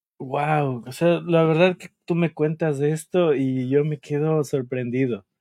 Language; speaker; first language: Spanish; native; Spanish